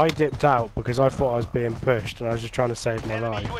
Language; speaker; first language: English; native; English